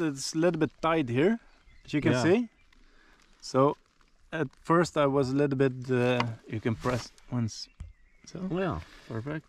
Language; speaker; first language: English; non-native, fluent; Swedish